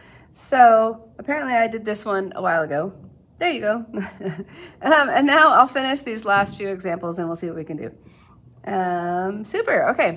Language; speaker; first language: English; native; English